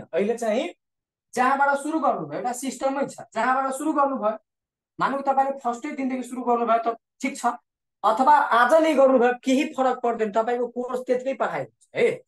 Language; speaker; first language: Nepali; non-native, local second language; Maithili